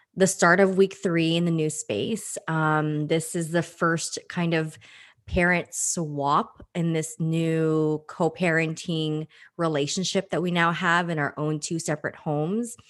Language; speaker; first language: English; early bilingual, other home language; Filipino